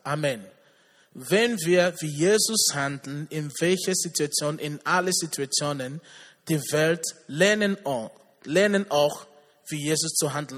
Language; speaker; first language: German; non-native, learner; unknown